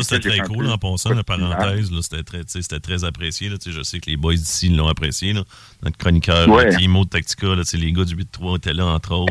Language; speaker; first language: French; native; French